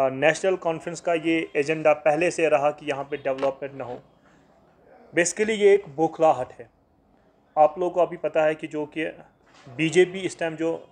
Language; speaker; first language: Hindi; non-native, local second language; Kashmiri